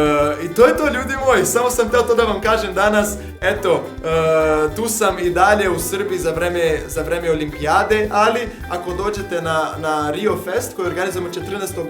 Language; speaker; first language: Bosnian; non-native, fluent; Portuguese